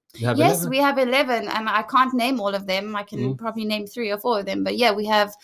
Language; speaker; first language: English; native; English